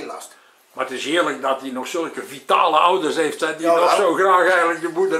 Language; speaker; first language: Dutch; native; Dutch